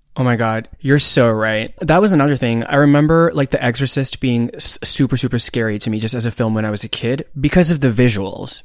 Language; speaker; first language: English; non-native, local second language; Hindi